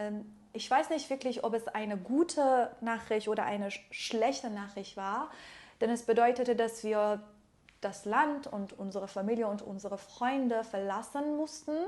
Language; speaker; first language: German; non-native, fluent; Persian